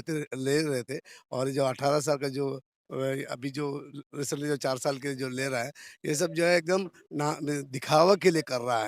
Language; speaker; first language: Hindi; native; Hindi